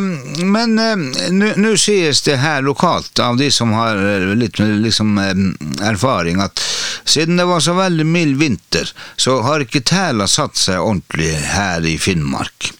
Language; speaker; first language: Norwegian; native; Norwegian